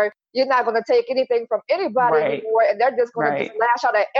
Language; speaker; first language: English; native; English